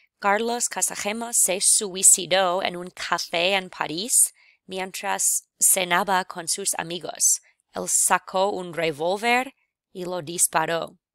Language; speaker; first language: Spanish; non-native, fluent; English